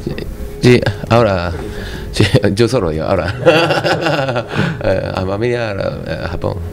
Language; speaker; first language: Spanish; non-native, learner; Japanese